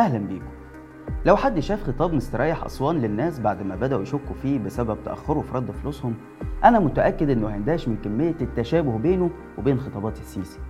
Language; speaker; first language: Arabic; native; Arabic